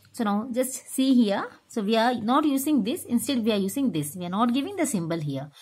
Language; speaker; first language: English; non-native, local second language; Tamil